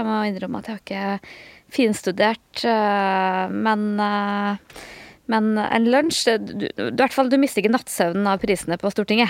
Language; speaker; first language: Norwegian; native; Norwegian